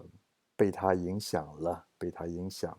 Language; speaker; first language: Chinese; non-native, fluent; English